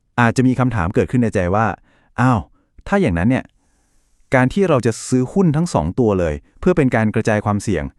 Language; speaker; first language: Thai; native; Thai